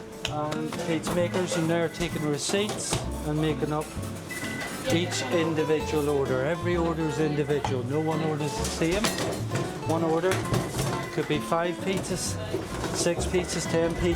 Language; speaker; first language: English; native; English